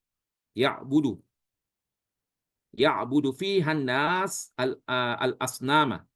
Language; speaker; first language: Arabic; non-native, fluent; Indonesian